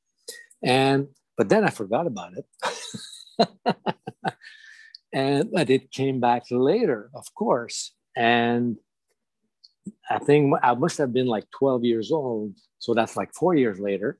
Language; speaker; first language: English; non-native, fluent; French